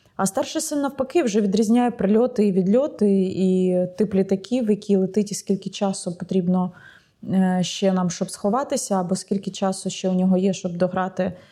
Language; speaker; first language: Ukrainian; non-native, local second language; Russian